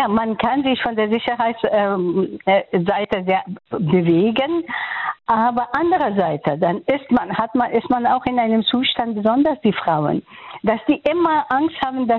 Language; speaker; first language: German; non-native, fluent; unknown